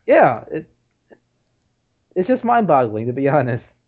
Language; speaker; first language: English; native; English